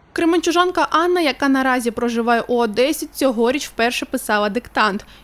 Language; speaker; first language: Ukrainian; native; Ukrainian